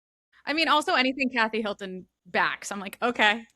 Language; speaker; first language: English; native; English